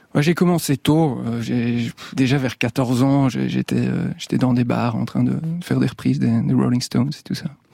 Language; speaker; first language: French; native; French